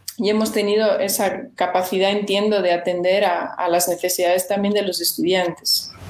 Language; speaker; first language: Spanish; non-native, fluent; Portuguese